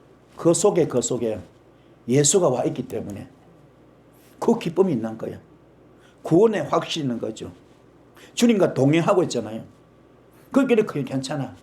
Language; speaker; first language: Korean; native; Korean